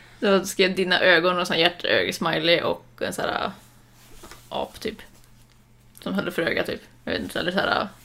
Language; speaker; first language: Swedish; native; Swedish